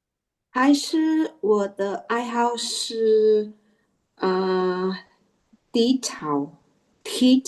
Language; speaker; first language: Chinese; non-native, learner; Indonesian